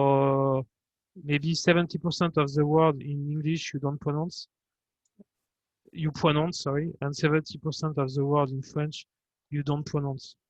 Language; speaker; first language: English; non-native, fluent; French